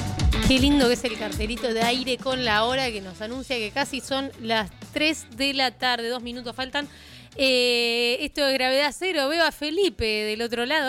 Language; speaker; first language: Spanish; native; Spanish